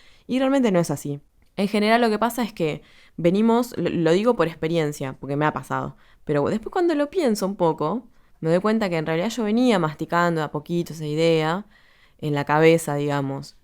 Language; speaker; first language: Spanish; native; Spanish